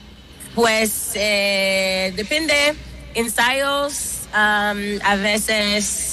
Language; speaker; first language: Spanish; non-native, learner; English